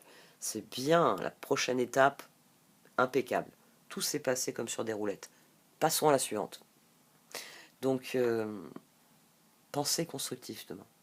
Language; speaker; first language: French; native; French